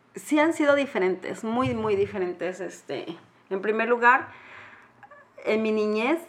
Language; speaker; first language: Spanish; native; Spanish